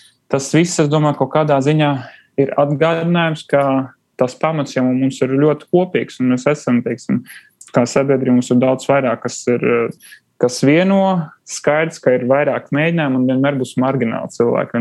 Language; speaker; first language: Latvian; non-native, local second language; Russian